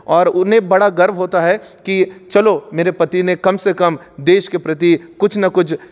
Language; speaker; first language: Hindi; non-native, local second language; Marathi